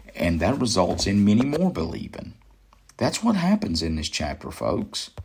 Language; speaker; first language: English; native; English